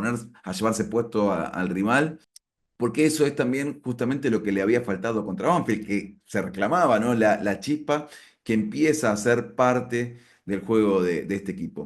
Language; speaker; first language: Spanish; native; Spanish